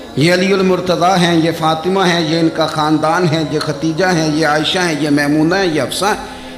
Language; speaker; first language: Urdu; non-native, local second language; Punjabi